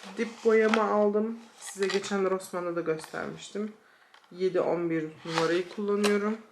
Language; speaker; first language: Turkish; early bilingual, heritage; Turkish